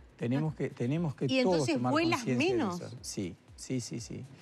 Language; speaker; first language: Spanish; native; Spanish